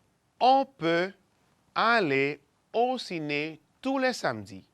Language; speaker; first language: French; non-native, fluent; Spanish